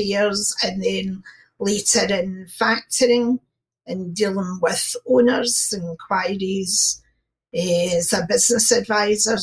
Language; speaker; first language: English; native; English